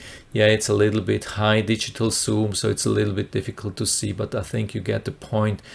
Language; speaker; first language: English; non-native, fluent; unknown